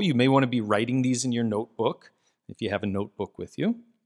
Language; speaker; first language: English; native; English